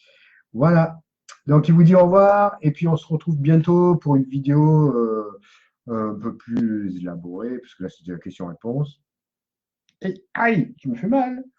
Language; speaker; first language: French; native; French